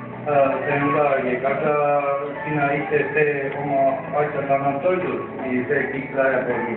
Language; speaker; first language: Estonian; non-native, learner; Armenian